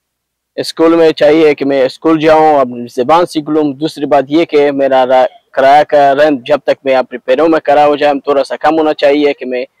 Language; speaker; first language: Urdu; non-native, learner; Pashto